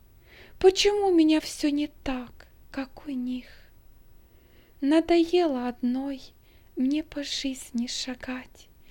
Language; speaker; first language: Russian; native; Russian